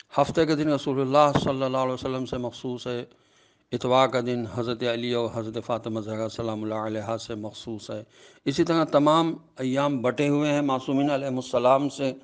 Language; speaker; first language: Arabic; non-native, fluent; Urdu